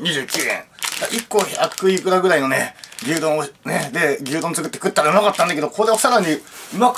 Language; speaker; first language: Japanese; native; Japanese